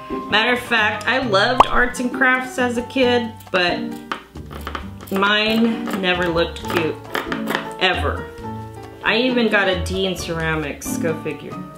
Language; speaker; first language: English; early bilingual, other home language; Spanish